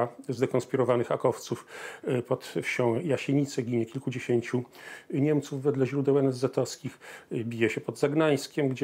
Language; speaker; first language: Polish; native; Polish